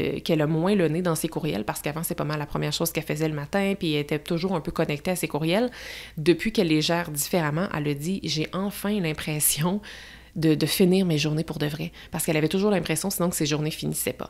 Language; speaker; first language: French; native; French